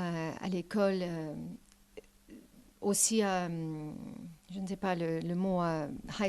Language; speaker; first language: French; non-native, fluent; English